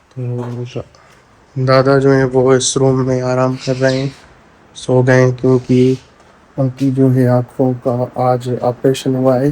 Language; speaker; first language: Urdu; non-native, local second language; Sindhi